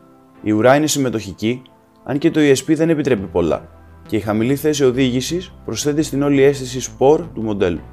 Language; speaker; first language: Greek; native; Greek